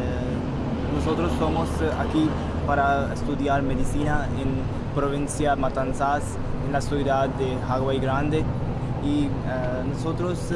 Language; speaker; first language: Spanish; non-native, learner; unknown